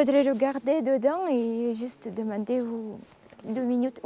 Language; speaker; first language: French; non-native, learner; Russian